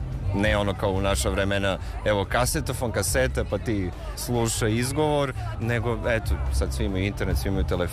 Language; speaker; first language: Serbian; native; Serbian